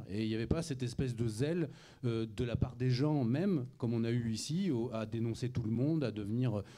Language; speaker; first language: French; native; French